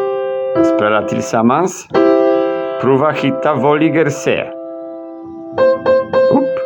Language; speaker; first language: Swedish; non-native, learner; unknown